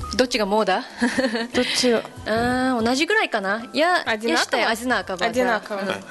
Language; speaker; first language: Russian; non-native, fluent; Japanese